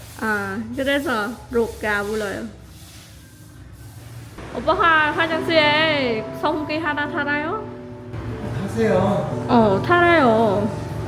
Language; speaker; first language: Korean; non-native, learner; Vietnamese